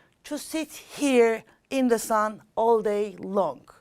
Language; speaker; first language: English; non-native, fluent; Turkish